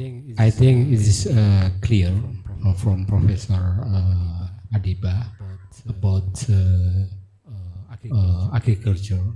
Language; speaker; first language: English; non-native, learner; Indonesian